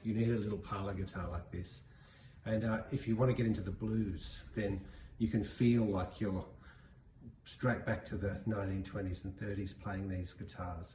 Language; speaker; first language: English; native; English